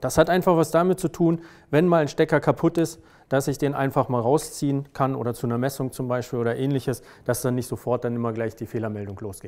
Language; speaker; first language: German; native; German